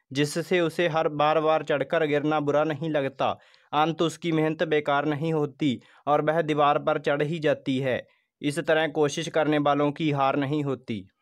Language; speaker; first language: Hindi; non-native, local second language; Punjabi